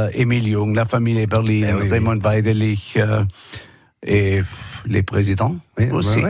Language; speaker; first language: French; non-native, fluent; German